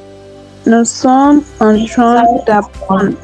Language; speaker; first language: French; non-native, learner; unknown